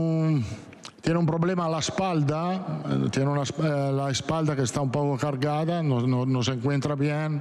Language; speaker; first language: Spanish; non-native, fluent; Italian